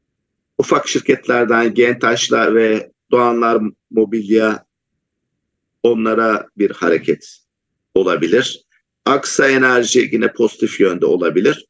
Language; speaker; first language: Turkish; native; Turkish